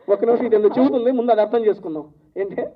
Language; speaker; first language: Telugu; native; Telugu